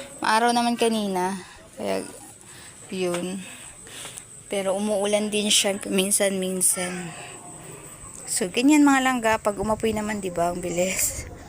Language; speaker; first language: Filipino; non-native, local second language; Waray